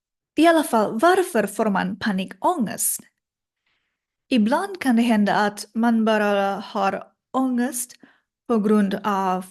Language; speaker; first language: Swedish; non-native, learner; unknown